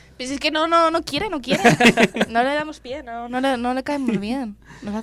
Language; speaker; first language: Spanish; native; Spanish